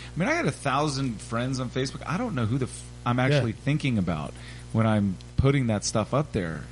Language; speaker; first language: English; native; English